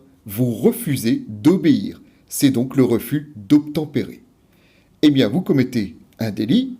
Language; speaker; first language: French; native; French